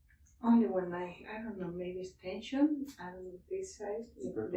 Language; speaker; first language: English; non-native, learner; Spanish